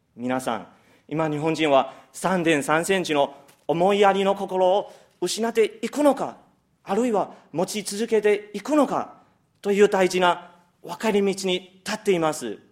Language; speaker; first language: Japanese; non-native, fluent; Chinese